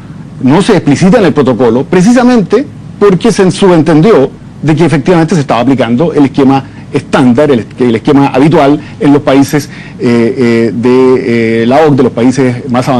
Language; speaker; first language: Spanish; native; Spanish